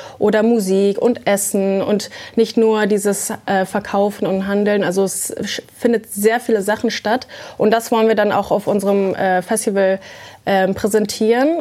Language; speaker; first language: German; native; German